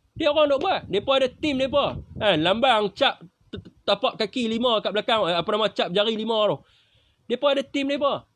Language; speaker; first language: Malay; native; Malay